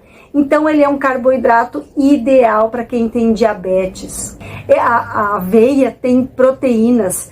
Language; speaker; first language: Portuguese; native; Portuguese